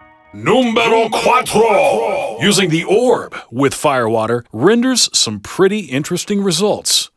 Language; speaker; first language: English; native; English